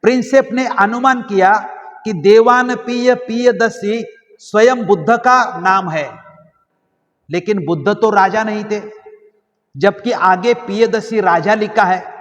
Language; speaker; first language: Hindi; non-native, local second language; Marathi